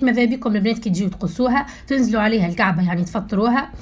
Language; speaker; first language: Arabic; native; Arabic